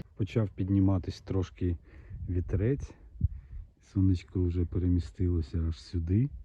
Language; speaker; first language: Ukrainian; non-native, local second language; Russian